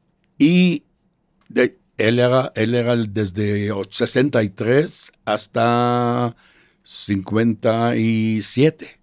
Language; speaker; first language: Spanish; non-native, fluent; Hebrew